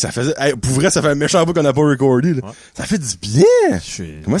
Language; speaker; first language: French; native; French